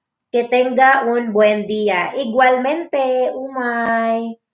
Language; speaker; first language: Spanish; non-native, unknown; Filipino